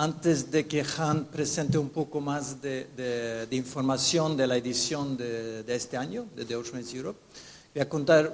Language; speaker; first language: Spanish; non-native, fluent; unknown